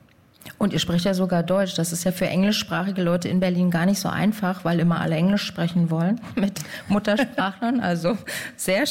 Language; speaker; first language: German; native; German